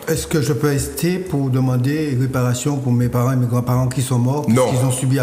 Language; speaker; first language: French; native; French